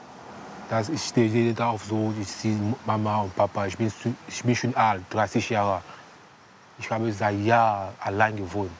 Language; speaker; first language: German; non-native, learner; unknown